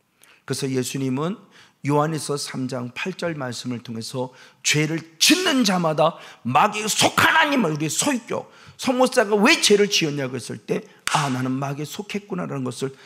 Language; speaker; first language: Korean; native; Korean